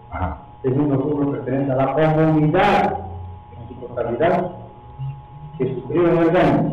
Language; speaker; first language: Spanish; native; Spanish